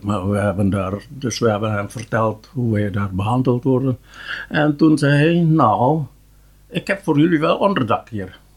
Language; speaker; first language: Dutch; non-native, local second language; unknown